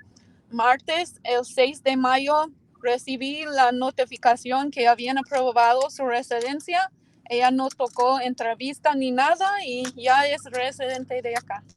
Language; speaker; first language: Spanish; early bilingual, heritage; Spanish